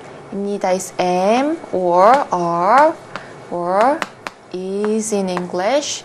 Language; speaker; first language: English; non-native, fluent; Korean